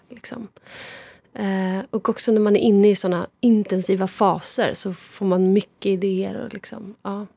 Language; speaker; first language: Swedish; native; Swedish